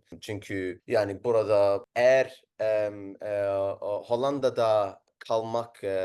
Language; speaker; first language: Turkish; non-native, learner; Arabic